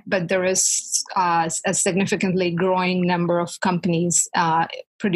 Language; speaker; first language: English; non-native, local second language; Tamil